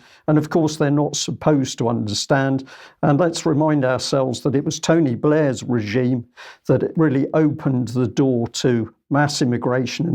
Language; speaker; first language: English; native; English